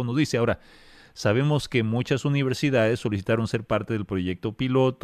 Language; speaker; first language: Spanish; native; Spanish